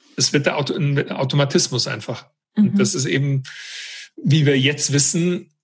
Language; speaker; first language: German; native; German